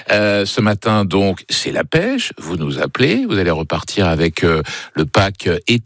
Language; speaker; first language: French; native; French